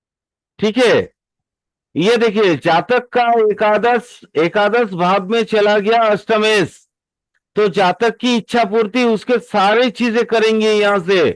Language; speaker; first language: Hindi; native; Hindi